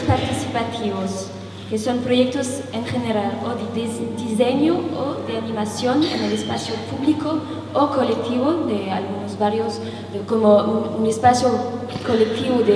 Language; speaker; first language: Spanish; non-native, learner; French